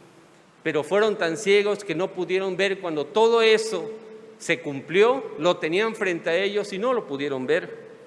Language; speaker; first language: Spanish; native; Spanish